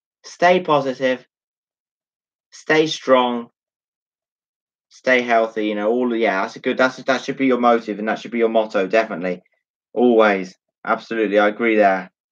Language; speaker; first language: English; native; English